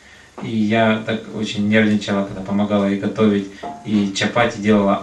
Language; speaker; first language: Russian; native; Russian